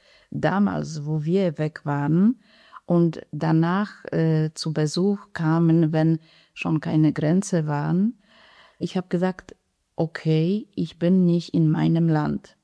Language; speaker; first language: German; non-native, fluent; Polish